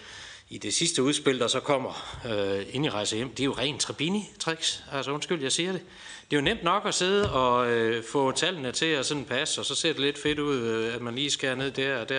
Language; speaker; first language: Danish; native; Danish